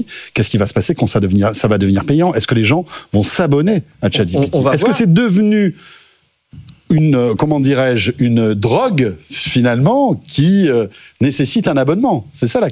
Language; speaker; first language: French; native; French